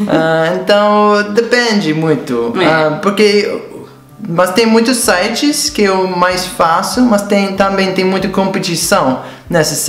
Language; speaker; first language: Portuguese; non-native, fluent; English